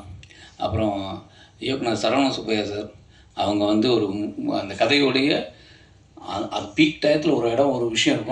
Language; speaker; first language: Tamil; native; Tamil